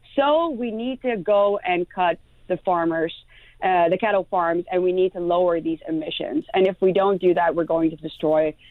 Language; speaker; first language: English; non-native, fluent; Dutch